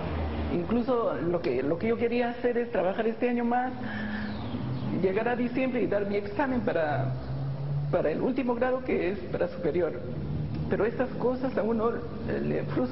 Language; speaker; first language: Spanish; native; Spanish